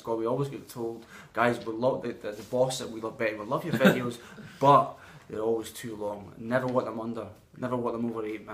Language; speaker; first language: English; native; English